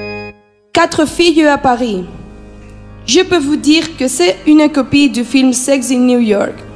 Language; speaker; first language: French; non-native, learner; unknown